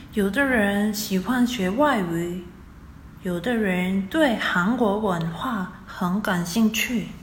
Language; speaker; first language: Chinese; non-native, fluent; Korean